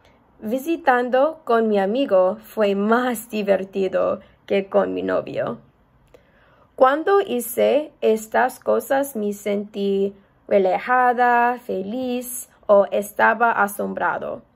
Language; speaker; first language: Spanish; non-native, learner; English